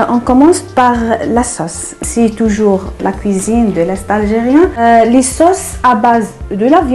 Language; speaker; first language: French; non-native, local second language; Arabic